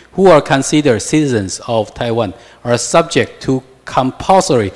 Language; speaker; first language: English; non-native, learner; Chinese